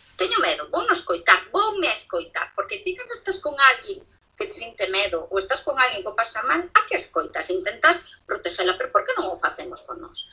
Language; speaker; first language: Galician; non-native, local second language; Spanish